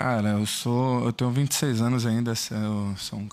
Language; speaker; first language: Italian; non-native, learner; Portuguese